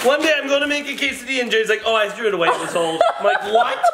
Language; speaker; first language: English; native; English